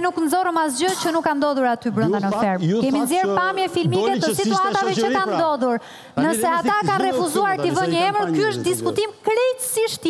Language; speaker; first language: Albanian; native; Albanian